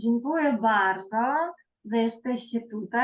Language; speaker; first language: Polish; non-native, fluent; Ukrainian